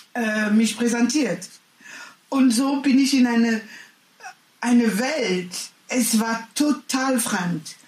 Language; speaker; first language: German; non-native, learner; French